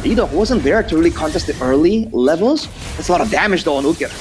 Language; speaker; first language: English; native; English